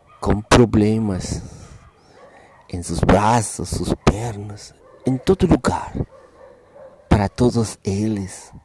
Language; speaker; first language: Portuguese; non-native, learner; Spanish